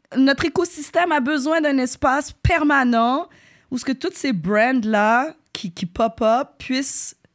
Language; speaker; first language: French; native; French